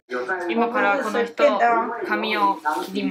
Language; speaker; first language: Japanese; non-native, fluent; Chinese